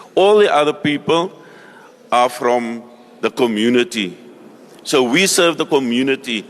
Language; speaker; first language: English; non-native, local second language; Afrikaans